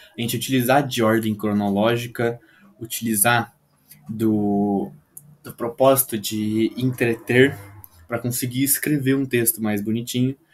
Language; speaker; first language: Portuguese; native; Portuguese